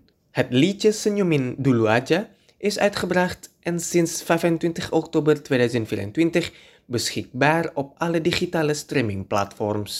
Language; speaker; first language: Dutch; non-native, fluent; Indonesian